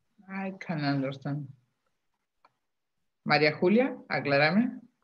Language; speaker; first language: English; non-native, fluent; Spanish